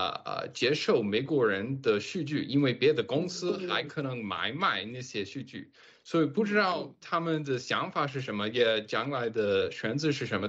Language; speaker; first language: Chinese; non-native, fluent; English